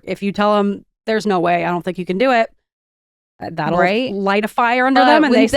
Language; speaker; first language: English; native; English